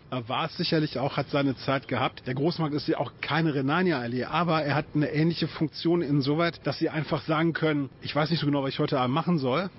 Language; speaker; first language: German; native; German